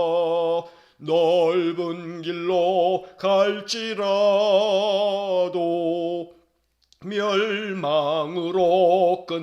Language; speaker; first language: Korean; native; Korean